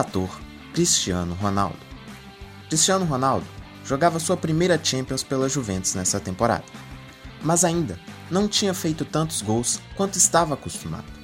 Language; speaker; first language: Portuguese; native; Portuguese